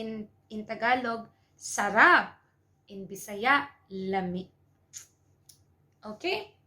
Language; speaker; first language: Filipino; non-native, local second language; Cebuano